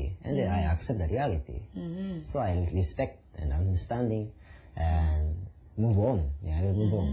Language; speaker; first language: English; non-native, learner; Japanese